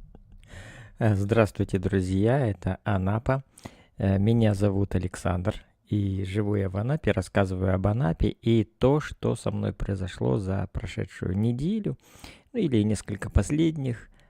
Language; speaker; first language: Russian; native; Russian